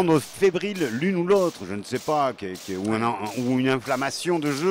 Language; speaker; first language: French; native; French